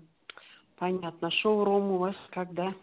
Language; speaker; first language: Russian; native; Russian